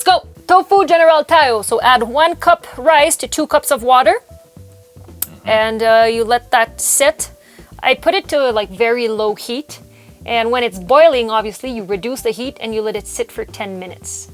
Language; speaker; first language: English; non-native, local second language; French